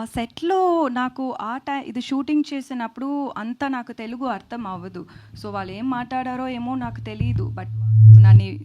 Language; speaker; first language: Telugu; non-native, local second language; Tamil